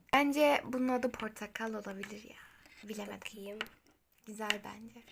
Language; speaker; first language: Turkish; native; Turkish